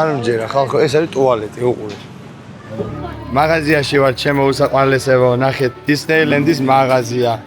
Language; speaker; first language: Georgian; native; Georgian